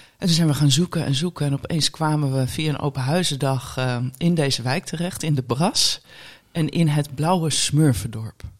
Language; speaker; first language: Dutch; native; Dutch